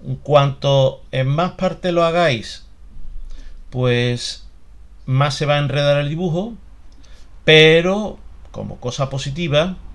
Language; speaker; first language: Spanish; native; Spanish